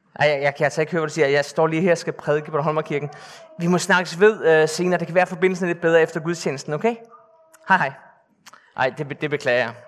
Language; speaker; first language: Danish; native; Danish